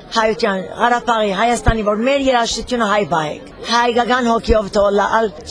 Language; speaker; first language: Armenian; early bilingual, heritage; Armenian